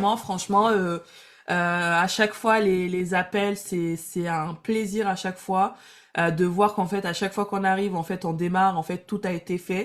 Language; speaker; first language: French; native; French